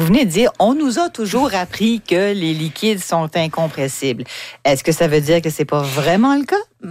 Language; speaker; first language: French; native; French